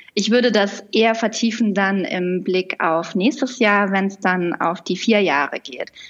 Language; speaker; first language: German; native; German